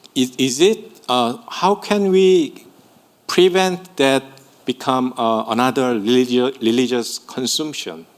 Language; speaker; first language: English; non-native, fluent; Korean